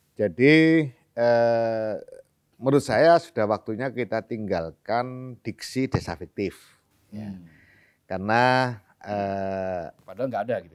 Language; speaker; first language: Indonesian; native; Indonesian